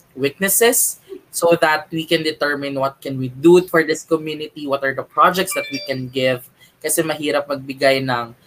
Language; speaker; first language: English; non-native, local second language; Filipino